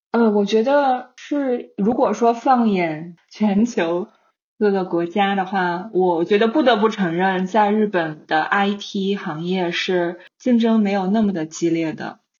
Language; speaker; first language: Chinese; native; Chinese